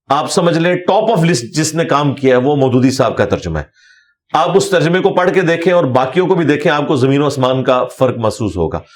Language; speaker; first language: Urdu; non-native, local second language; Punjabi